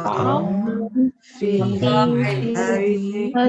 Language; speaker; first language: Arabic; early bilingual, heritage; Arabic